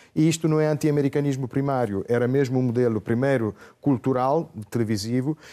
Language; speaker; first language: Portuguese; non-native, fluent; Italian